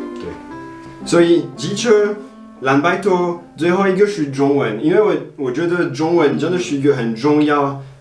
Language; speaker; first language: Chinese; non-native, fluent; French